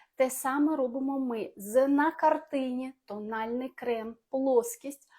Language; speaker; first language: Ukrainian; non-native, local second language; Russian